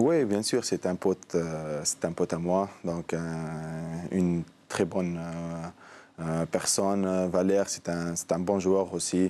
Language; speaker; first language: French; non-native, local second language; Arabic